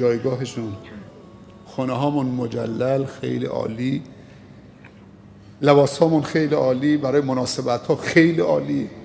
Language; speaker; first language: Persian; native; Persian